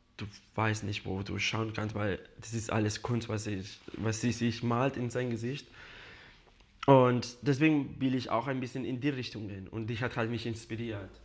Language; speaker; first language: German; non-native, fluent; Spanish